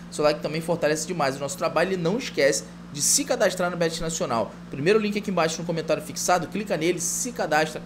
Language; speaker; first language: Portuguese; native; Portuguese